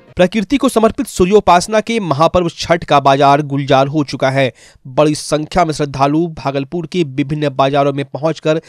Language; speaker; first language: Hindi; native; Hindi